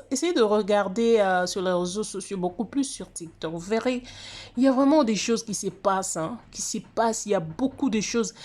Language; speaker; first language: French; non-native, local second language; Lingala